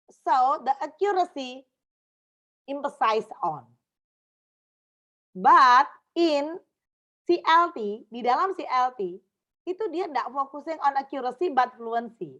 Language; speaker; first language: English; non-native, fluent; Indonesian